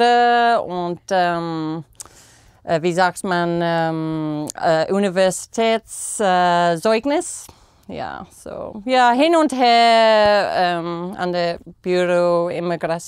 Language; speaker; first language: German; non-native, fluent; English